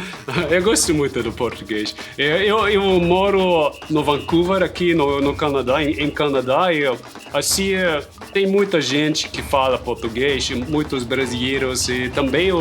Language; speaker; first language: Portuguese; non-native, fluent; German